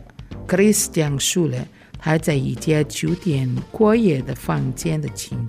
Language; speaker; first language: Chinese; non-native, fluent; Indonesian